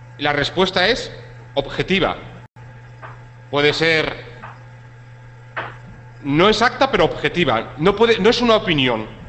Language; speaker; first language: Spanish; native; Spanish